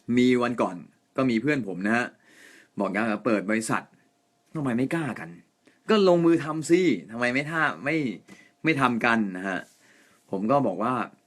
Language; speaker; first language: Thai; non-native, fluent; Japanese